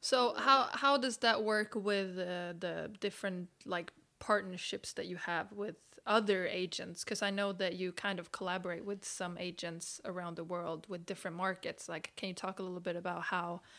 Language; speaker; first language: English; non-native, fluent; Swedish